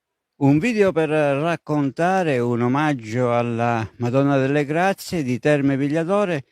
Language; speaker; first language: Italian; native; Italian